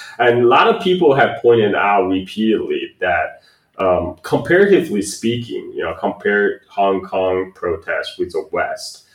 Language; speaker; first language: English; non-native, fluent; Chinese